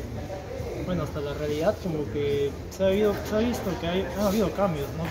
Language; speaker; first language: Spanish; native; Spanish